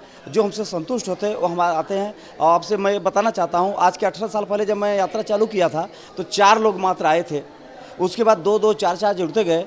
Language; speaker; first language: Hindi; native; Hindi